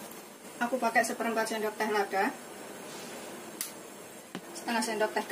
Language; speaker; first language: Indonesian; native; Indonesian